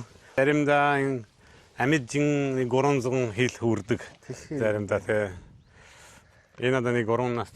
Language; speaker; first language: Mongolian; non-native, fluent; Hungarian